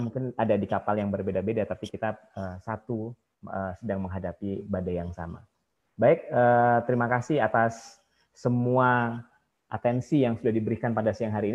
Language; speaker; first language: Indonesian; native; Indonesian